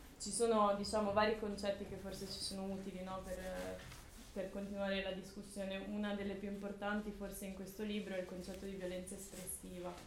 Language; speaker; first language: Italian; native; Italian